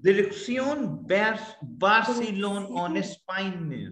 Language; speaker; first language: French; non-native, fluent; Hindi